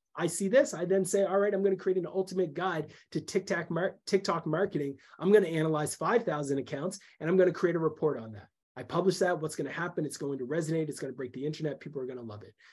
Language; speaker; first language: English; native; English